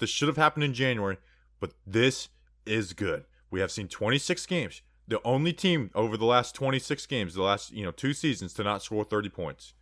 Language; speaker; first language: English; native; English